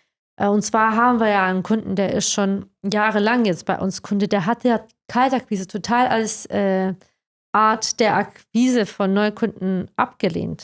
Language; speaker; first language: German; native; German